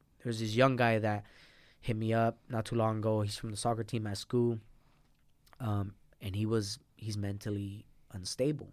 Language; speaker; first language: English; early bilingual, other home language; Spanish